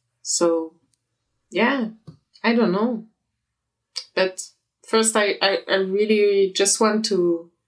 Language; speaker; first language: English; non-native, fluent; French